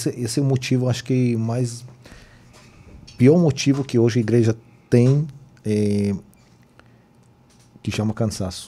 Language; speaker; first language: Portuguese; non-native, fluent; Hebrew